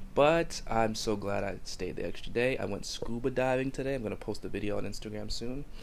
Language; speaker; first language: English; native; English